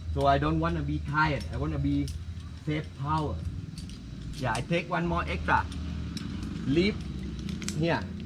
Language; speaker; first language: English; non-native, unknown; Thai